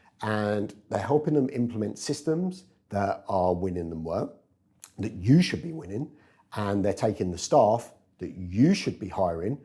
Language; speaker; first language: English; native; English